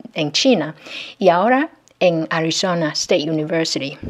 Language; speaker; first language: Spanish; non-native, fluent; Chinese